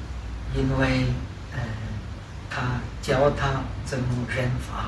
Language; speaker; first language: Chinese; non-native, fluent; Czech